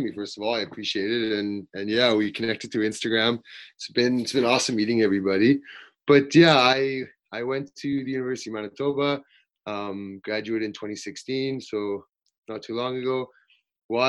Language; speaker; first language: English; native; English